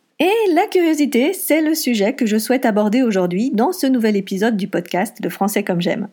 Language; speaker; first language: French; native; French